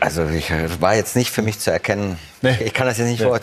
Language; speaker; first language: German; native; German